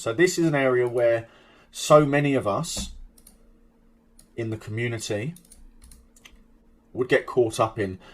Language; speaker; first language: English; native; English